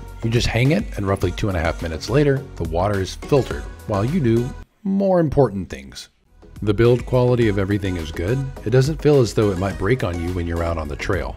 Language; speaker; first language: English; native; English